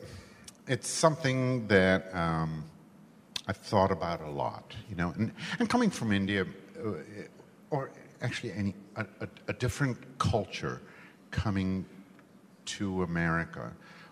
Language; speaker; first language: English; non-native, local second language; Gujarati